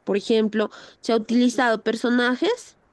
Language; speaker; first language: Spanish; native; Spanish